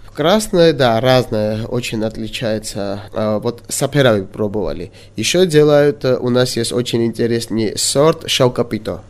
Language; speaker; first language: Russian; non-native, local second language; Georgian